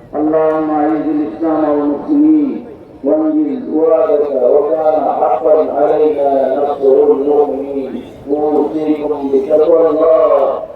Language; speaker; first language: Arabic; non-native, fluent; Bangla